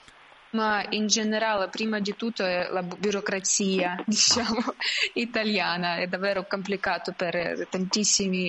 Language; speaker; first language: Italian; non-native, learner; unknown